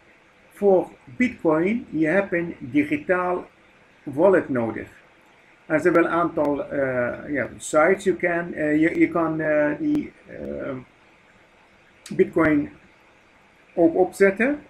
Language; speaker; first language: Dutch; non-native, fluent; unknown